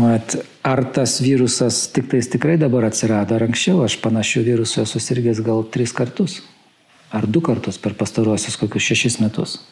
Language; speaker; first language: Lithuanian; native; Lithuanian